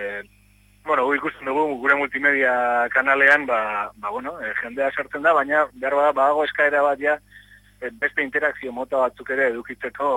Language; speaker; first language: Basque; native; Basque